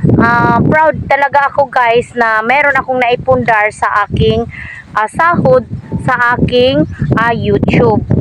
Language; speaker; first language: Filipino; non-native, local second language; Cebuano